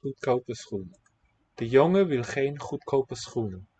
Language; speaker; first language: Dutch; non-native, learner; English